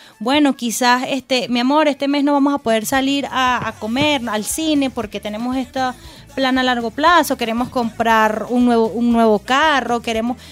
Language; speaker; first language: Spanish; native; Spanish